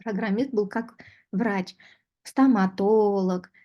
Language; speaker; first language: Russian; non-native, local second language; Kyrgyz